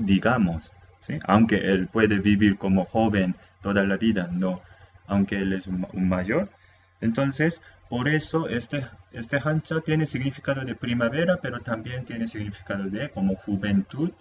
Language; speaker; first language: Spanish; non-native, fluent; Korean